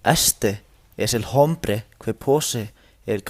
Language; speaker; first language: Spanish; non-native, learner; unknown